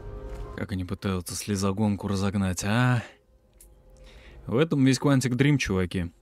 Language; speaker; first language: Russian; native; Russian